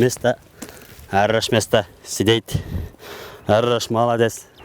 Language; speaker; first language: Russian; non-native, local second language; Kyrgyz